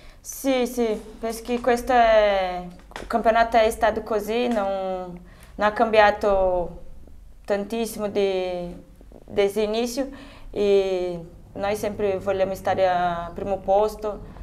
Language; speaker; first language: Italian; non-native, fluent; Portuguese